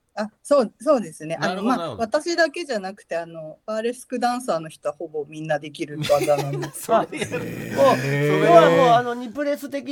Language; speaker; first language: Japanese; native; Japanese